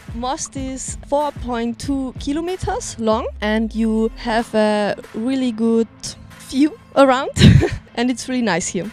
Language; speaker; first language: English; non-native, learner; German